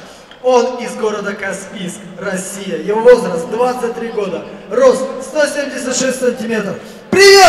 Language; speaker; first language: Russian; native; Russian